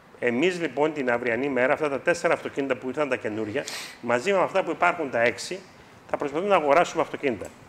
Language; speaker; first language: Greek; native; Greek